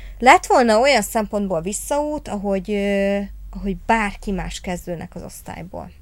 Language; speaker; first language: Hungarian; native; Hungarian